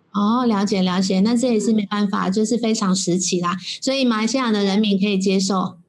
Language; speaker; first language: Chinese; native; Chinese